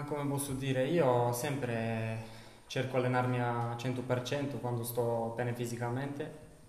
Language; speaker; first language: Italian; non-native, learner; Bulgarian